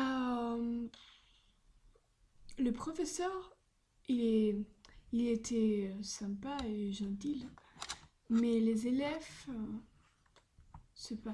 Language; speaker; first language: French; non-native, learner; Spanish